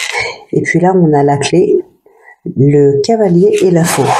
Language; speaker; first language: French; native; French